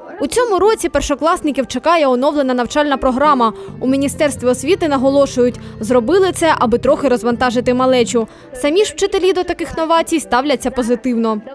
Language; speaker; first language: Ukrainian; native; Ukrainian